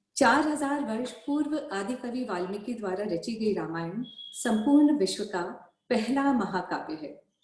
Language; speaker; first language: Hindi; native; Hindi